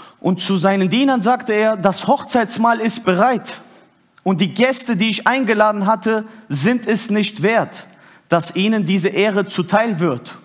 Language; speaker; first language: German; early bilingual, other home language; Turkish